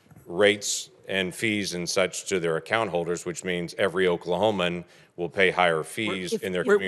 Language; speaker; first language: English; native; English